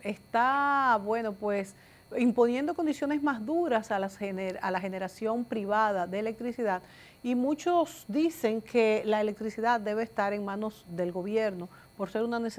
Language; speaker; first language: Spanish; native; Spanish